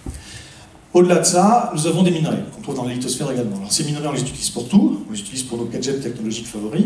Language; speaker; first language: French; native; French